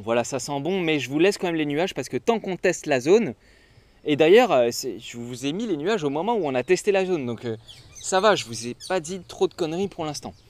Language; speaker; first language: French; native; French